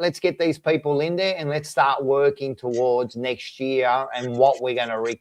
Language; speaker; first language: English; native; English